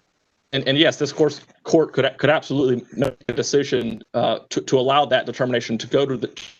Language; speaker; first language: English; native; English